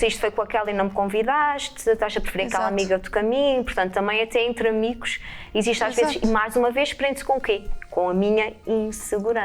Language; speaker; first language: Portuguese; native; Portuguese